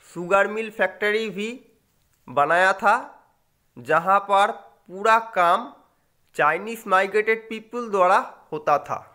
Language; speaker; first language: Hindi; non-native, local second language; Bangla